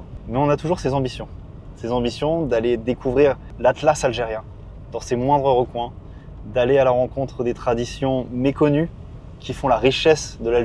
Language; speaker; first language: French; native; French